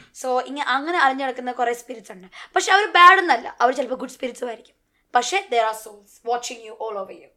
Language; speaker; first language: English; non-native, local second language; Malayalam